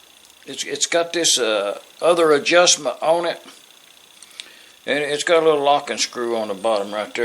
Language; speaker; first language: English; native; English